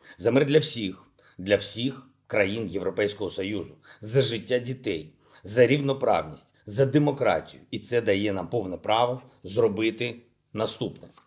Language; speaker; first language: Ukrainian; non-native, local second language; Russian